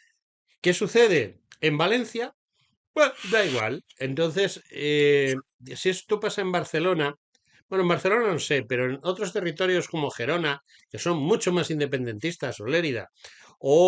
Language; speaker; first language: Spanish; native; Spanish